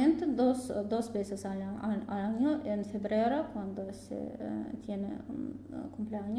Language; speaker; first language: Spanish; non-native, learner; Russian